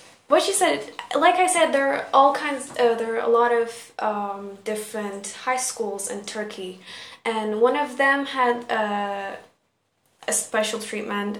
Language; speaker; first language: English; non-native, fluent; Turkish